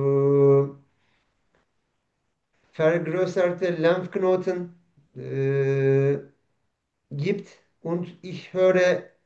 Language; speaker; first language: German; non-native, learner; Turkish